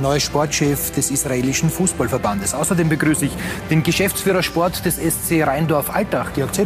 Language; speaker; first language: German; native; German